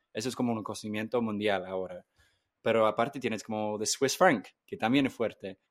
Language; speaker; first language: Spanish; non-native, fluent; English